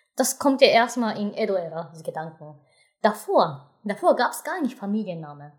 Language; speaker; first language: German; non-native, fluent; Japanese